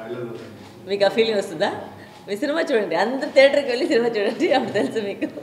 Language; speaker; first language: Telugu; non-native, local second language; Tamil